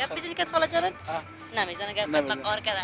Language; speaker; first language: Persian; native; Persian